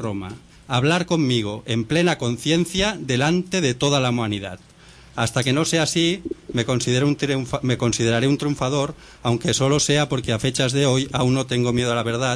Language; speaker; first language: Spanish; native; Spanish